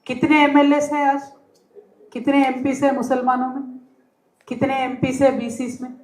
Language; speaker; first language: Hindi; non-native, local second language; Telugu